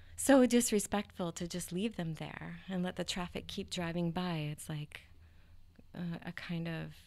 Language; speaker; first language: English; native; English